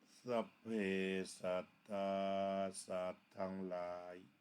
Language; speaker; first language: Thai; native; Thai